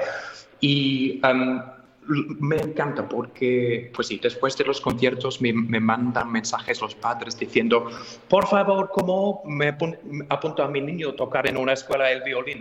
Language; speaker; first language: Spanish; non-native, fluent; English